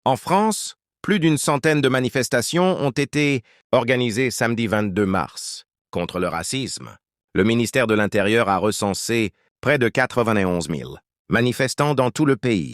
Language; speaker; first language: French; native; French